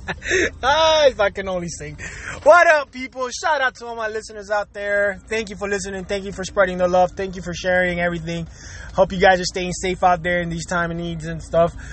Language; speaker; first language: English; early bilingual, other home language; Spanish